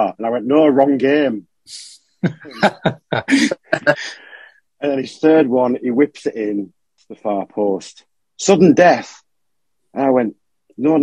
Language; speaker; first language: English; native; English